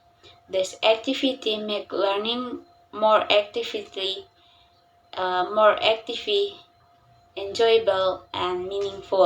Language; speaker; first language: English; non-native, learner; Indonesian